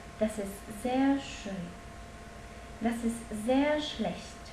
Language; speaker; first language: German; non-native, learner; Polish